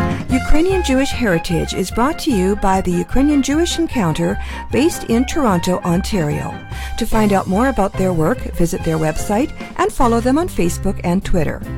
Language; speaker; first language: English; early bilingual, other home language; Ukrainian